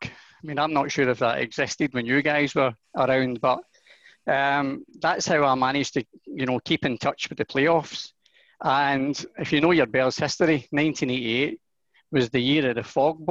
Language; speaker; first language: English; native; English